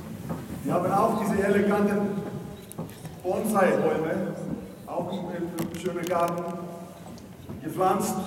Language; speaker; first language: German; non-native, fluent; Icelandic